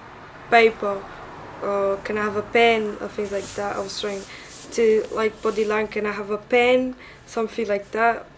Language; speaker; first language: English; early bilingual, other home language; Portuguese